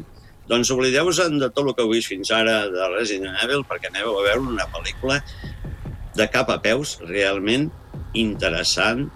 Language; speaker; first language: Catalan; native; Catalan